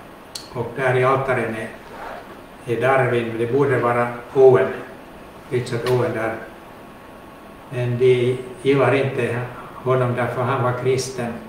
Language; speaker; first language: Swedish; non-native, local second language; Finnish